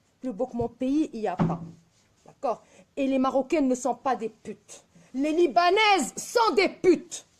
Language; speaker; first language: French; non-native, local second language; Arabic